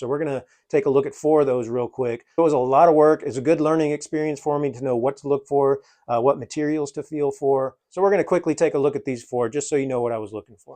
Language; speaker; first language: English; native; English